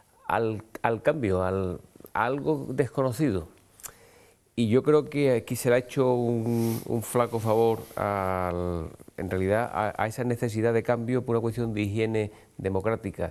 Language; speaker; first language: Spanish; native; Spanish